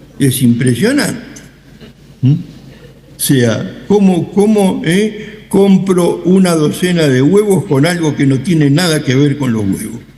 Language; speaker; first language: Spanish; native; Spanish